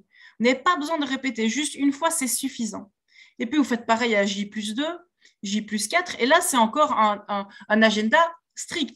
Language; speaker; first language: French; native; French